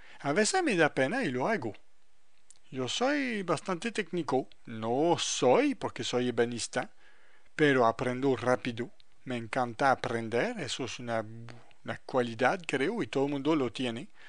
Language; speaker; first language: Spanish; non-native, fluent; French